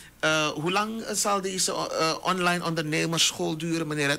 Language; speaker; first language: Dutch; native; Dutch